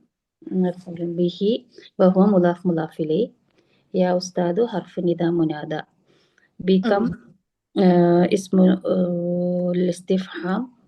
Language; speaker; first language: Arabic; non-native, learner; Malayalam